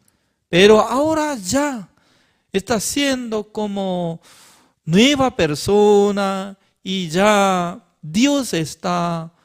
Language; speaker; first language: Spanish; non-native, learner; Korean